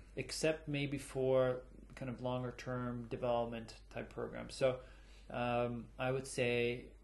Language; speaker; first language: English; early bilingual, other home language; German